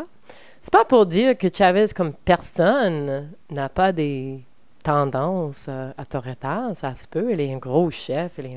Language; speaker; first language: French; non-native, learner; English